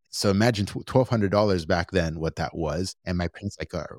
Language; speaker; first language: English; early bilingual, other home language; Spanish